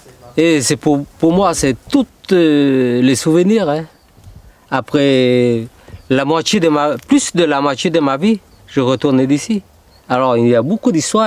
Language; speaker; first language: French; early bilingual, other home language; Vietnamese